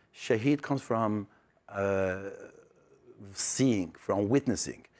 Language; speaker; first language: English; non-native, fluent; Persian